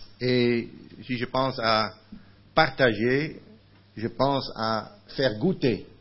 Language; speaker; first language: French; non-native, fluent; Dutch